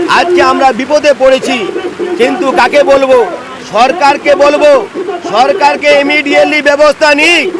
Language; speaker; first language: Bangla; non-native, local second language; Santali